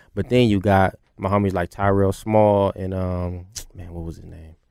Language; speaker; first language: English; native; English